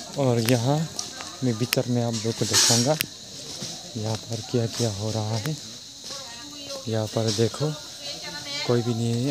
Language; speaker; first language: Hindi; non-native, local second language; Kok Borok